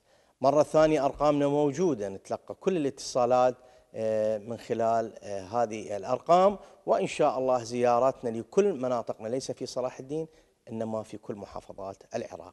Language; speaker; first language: Arabic; native; Arabic